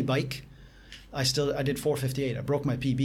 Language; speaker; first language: English; native; English